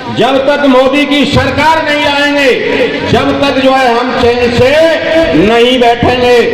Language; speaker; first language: Hindi; native; Hindi